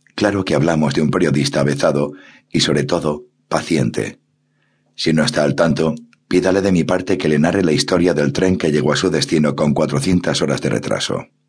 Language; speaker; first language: Spanish; native; Spanish